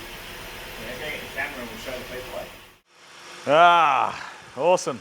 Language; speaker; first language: English; native; English